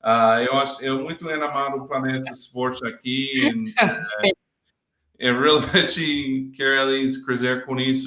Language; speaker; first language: Portuguese; non-native, learner; English